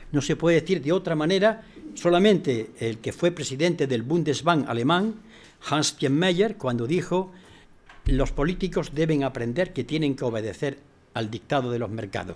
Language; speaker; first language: Spanish; native; Spanish